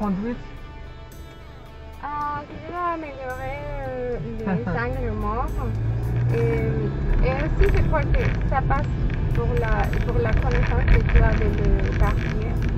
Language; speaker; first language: French; non-native, fluent; Spanish